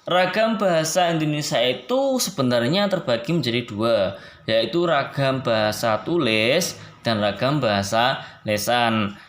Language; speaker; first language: Indonesian; non-native, local second language; Javanese